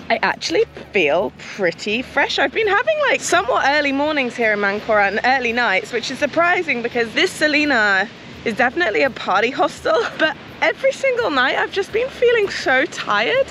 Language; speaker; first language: English; native; English